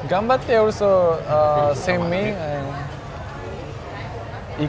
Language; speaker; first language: English; non-native, learner; Japanese